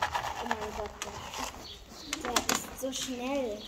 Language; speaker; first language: German; early bilingual, other home language; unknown